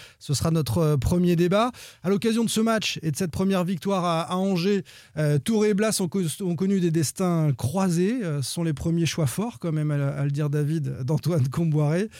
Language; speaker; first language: French; native; French